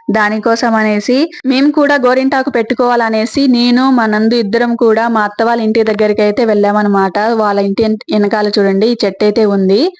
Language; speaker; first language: Telugu; native; Telugu